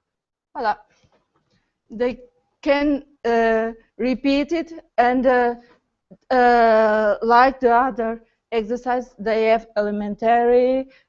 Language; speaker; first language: English; non-native, learner; Portuguese